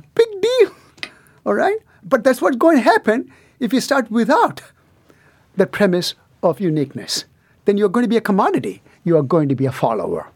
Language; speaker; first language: English; non-native, local second language; Tamil